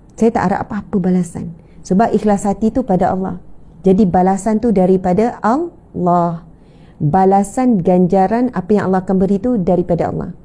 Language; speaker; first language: Malay; native; Malay